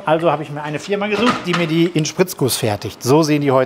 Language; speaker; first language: German; native; German